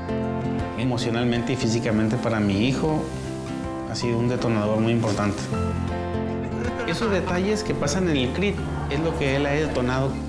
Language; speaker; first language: Spanish; native; Spanish